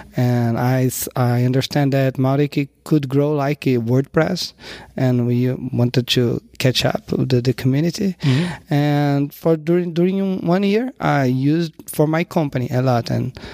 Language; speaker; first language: English; non-native, learner; Portuguese